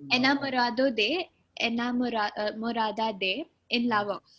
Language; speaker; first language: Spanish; non-native, learner; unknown